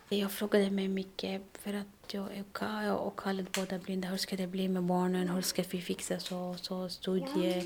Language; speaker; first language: Swedish; non-native, learner; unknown